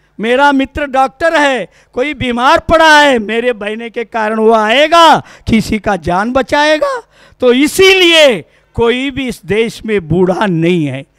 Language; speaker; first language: Hindi; non-native, local second language; Kannada